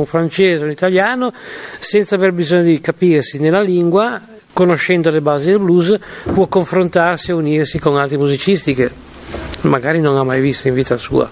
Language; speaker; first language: Italian; native; Italian